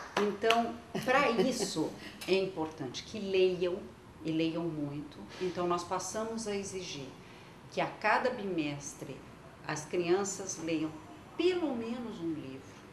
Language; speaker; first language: Portuguese; non-native, local second language; French